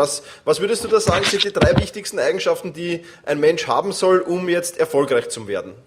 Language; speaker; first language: German; native; German